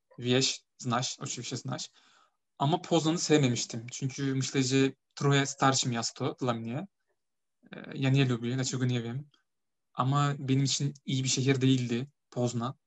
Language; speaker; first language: Turkish; native; Turkish